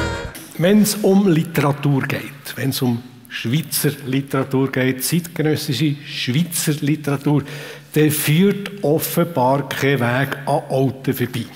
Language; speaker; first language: German; native; German